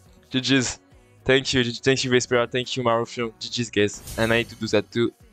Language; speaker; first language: English; non-native, fluent; French